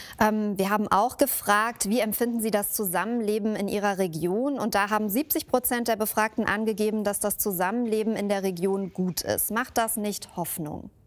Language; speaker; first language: German; native; German